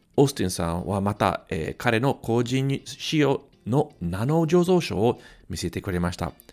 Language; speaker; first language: Japanese; non-native, fluent; English